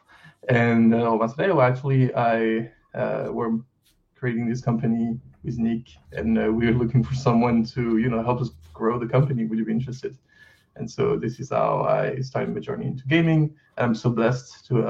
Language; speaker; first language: English; non-native, fluent; French